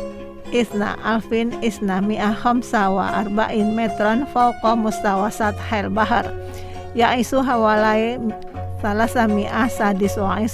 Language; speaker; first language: Arabic; non-native, fluent; Indonesian